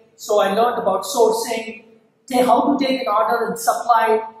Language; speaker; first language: English; non-native, local second language; Kannada